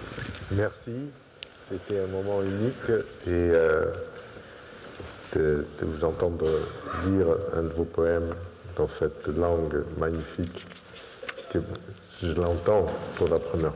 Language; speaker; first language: French; non-native, fluent; Portuguese